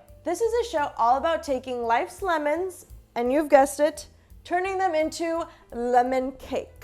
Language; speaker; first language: English; native; English